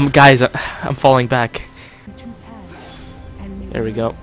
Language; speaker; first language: English; native; English